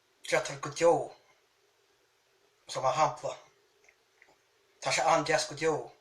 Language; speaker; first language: Irish; native; Irish